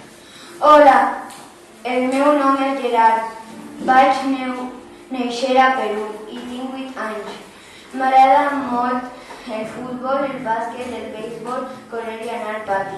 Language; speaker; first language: Catalan; early bilingual, other home language; Spanish